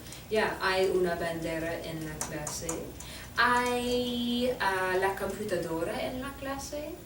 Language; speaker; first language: Spanish; non-native, fluent; English